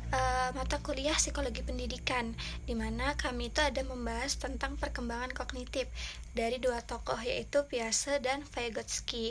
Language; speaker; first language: Indonesian; native; Indonesian